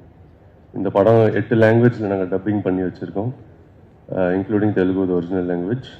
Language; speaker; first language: Tamil; non-native, local second language; Telugu